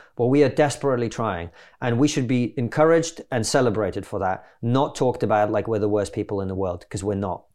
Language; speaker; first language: English; non-native, fluent; Russian